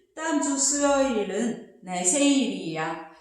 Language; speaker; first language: Korean; non-native, fluent; Chinese